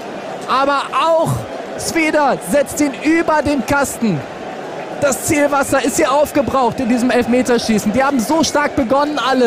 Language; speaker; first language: German; native; German